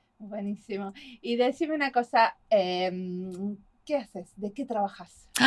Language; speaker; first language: Spanish; native; Spanish